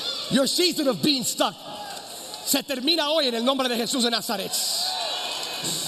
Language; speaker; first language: Spanish; early bilingual, heritage; Spanish